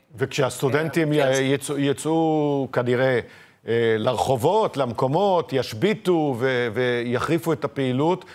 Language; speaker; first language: Hebrew; native; Hebrew